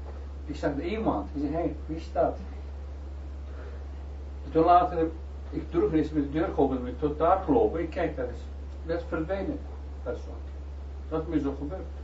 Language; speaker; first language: Dutch; non-native, learner; Turkish